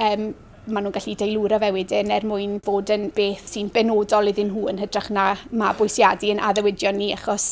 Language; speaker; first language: Welsh; native; Welsh